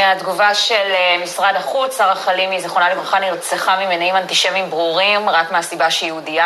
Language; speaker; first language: Hebrew; native; Hebrew